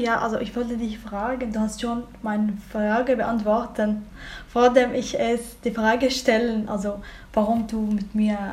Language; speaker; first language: German; non-native, learner; Arabic